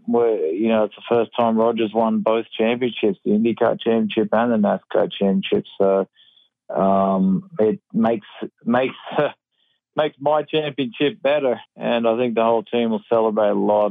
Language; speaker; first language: English; native; English